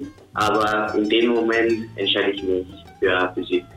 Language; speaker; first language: German; non-native, fluent; Spanish